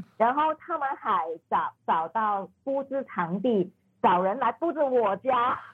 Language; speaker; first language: Chinese; non-native, fluent; Cantonese